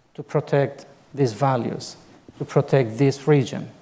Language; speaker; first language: English; non-native, fluent; Kurdish